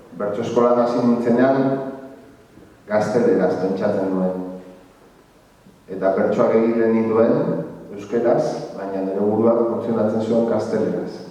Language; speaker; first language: Basque; non-native, local second language; Spanish